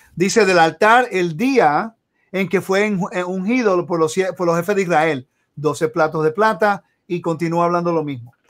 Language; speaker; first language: Spanish; early bilingual, heritage; Spanish